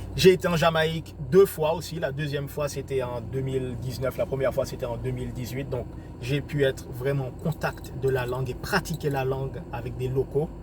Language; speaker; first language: French; native; French